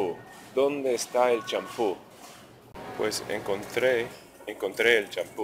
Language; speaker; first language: Spanish; non-native, fluent; English